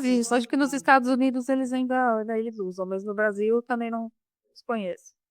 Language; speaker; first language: Portuguese; native; Portuguese